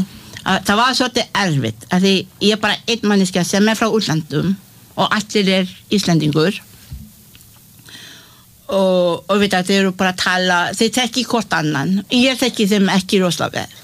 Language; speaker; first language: Icelandic; non-native, learner; Malay